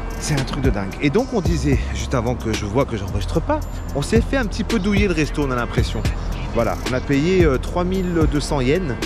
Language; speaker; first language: French; native; French